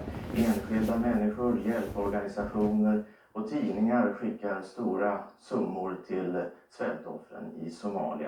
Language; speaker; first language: Swedish; native; Swedish